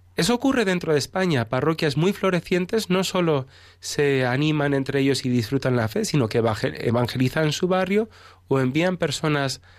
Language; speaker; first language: Spanish; native; Spanish